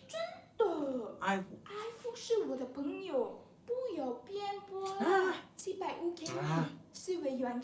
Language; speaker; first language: Chinese; non-native, learner; Indonesian